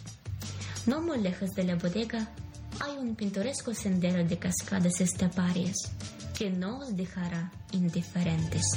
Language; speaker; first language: Spanish; non-native, fluent; Ukrainian